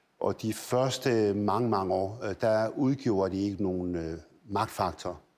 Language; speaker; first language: Danish; early bilingual, other home language; Arabic